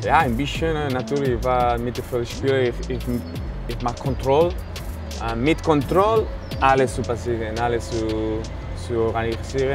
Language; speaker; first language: German; non-native, learner; Spanish